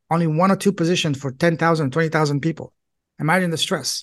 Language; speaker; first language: English; non-native, fluent; French